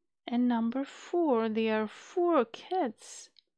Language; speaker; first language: English; non-native, fluent; Macedonian